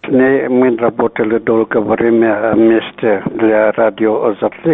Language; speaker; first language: Russian; non-native, fluent; Uzbek